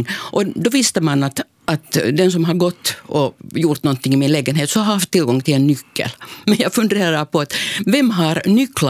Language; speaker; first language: Swedish; native; Swedish